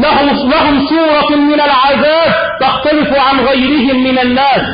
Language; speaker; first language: Arabic; native; Arabic